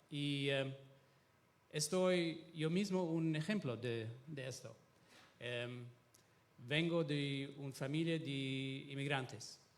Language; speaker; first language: Spanish; non-native, fluent; Italian